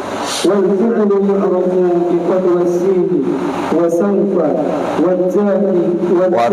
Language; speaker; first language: Arabic; non-native, learner; Indonesian